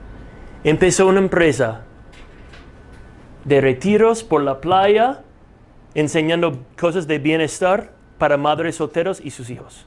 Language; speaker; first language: Spanish; non-native, fluent; English